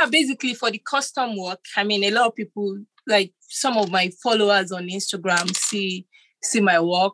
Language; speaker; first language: English; non-native, local second language; Yoruba